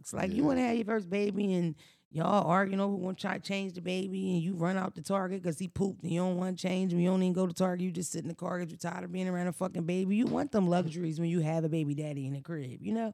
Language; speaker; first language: English; native; English